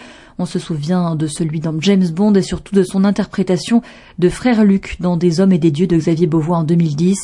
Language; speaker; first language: French; native; French